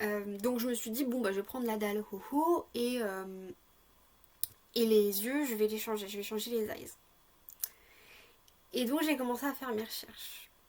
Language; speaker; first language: French; native; French